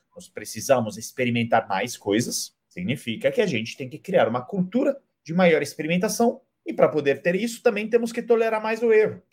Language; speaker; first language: Portuguese; non-native, fluent; Italian